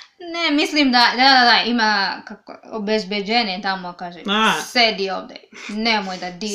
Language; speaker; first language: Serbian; non-native, learner; English